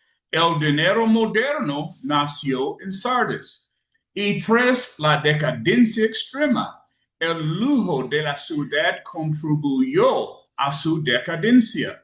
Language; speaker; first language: Spanish; non-native, learner; English